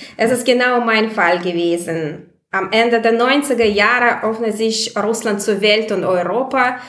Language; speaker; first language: German; non-native, fluent; Russian